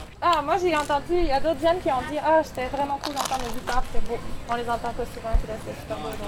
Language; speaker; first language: French; native; French